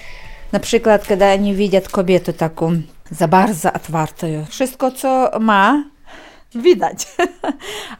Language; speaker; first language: Polish; non-native, learner; Chechen